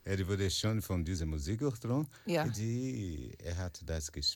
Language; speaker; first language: German; non-native, learner; Portuguese